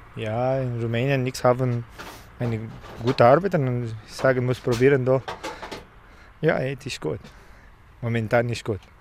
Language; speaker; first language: German; non-native, learner; Romanian